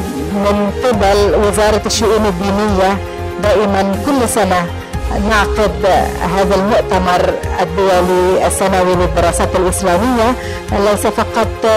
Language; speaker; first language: Arabic; non-native, fluent; Indonesian